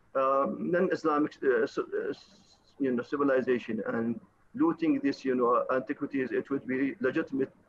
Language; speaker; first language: English; non-native, fluent; Arabic